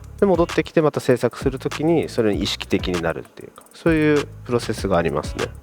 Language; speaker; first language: Japanese; native; Japanese